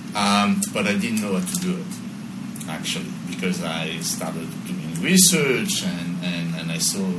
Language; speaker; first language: English; non-native, fluent; French